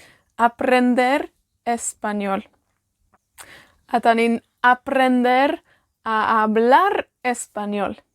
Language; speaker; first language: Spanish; non-native, fluent; Welsh